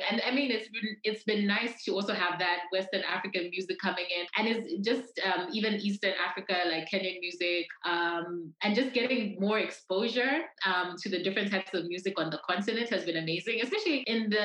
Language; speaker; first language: English; non-native, local second language; Bemba